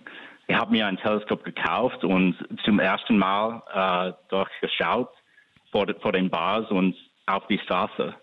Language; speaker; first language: German; non-native, fluent; English